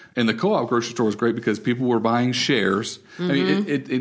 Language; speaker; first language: English; native; English